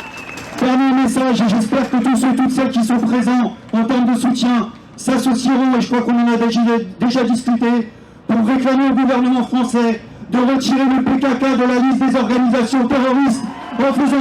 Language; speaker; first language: French; native; French